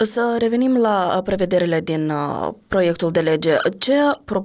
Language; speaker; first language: Romanian; native; Romanian